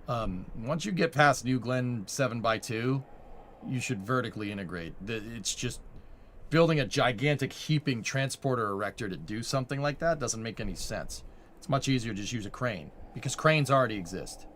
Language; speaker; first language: English; native; English